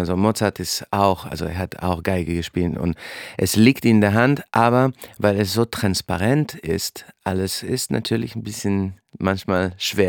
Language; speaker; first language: German; non-native, fluent; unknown